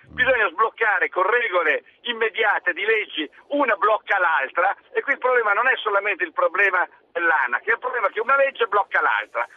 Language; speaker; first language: Italian; native; Italian